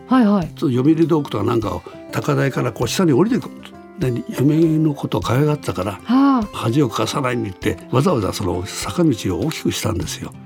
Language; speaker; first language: Japanese; native; Japanese